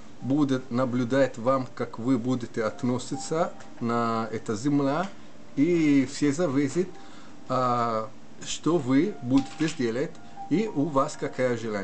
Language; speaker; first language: Russian; non-native, learner; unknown